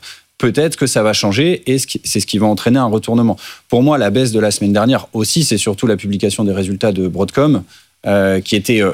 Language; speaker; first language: French; native; French